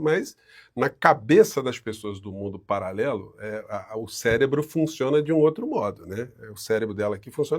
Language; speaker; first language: Portuguese; native; Portuguese